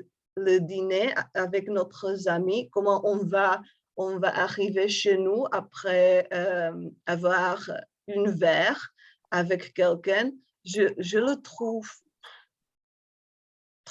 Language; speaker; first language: French; non-native, fluent; Czech